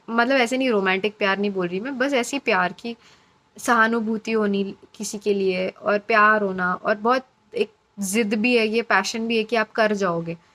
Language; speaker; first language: Hindi; non-native, local second language; Marathi